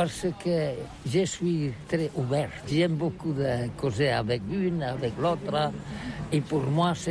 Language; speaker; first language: French; non-native, learner; Catalan